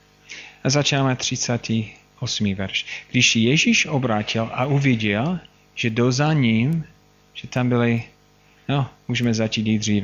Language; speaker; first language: Czech; non-native, fluent; English